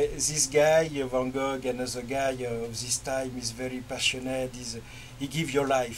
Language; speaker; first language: English; non-native, learner; French